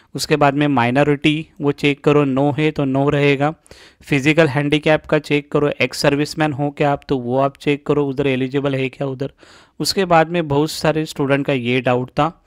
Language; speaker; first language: Hindi; non-native, local second language; Marathi